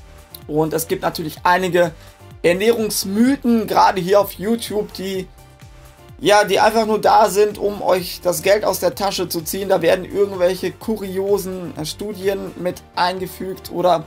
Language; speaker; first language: German; native; German